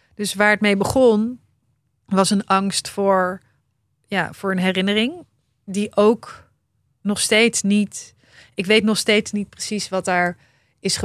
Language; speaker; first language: Dutch; native; Dutch